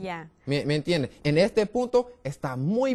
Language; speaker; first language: Spanish; non-native, learner; English